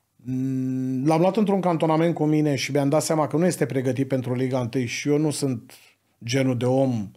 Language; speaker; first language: Romanian; native; Romanian